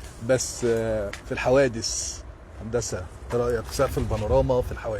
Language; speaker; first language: Arabic; native; Arabic